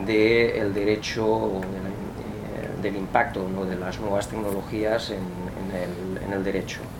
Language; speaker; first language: Spanish; native; Spanish